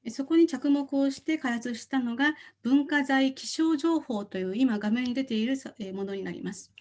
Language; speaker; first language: Japanese; non-native, fluent; Korean